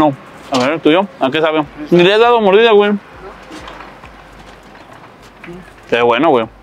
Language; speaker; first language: Spanish; native; Spanish